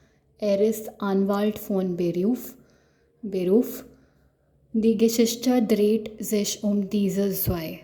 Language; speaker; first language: German; non-native, learner; Hindi